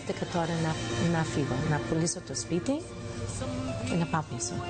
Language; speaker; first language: Greek; early bilingual, heritage; English